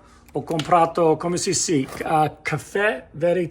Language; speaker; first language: Italian; non-native, learner; English